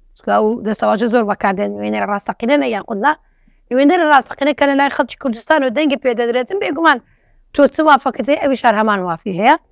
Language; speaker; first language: Central Kurdish; non-native, local second language; Turkish